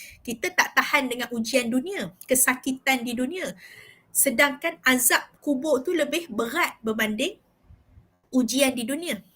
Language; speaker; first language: Malay; native; Malay